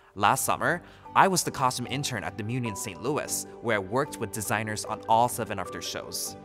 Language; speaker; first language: English; early bilingual, other home language; Chinese